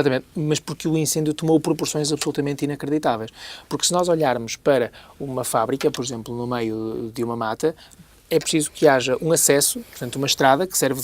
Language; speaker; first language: Portuguese; native; Portuguese